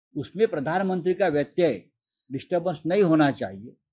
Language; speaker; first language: Hindi; non-native, local second language; Marathi